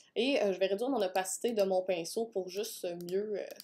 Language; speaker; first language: French; native; French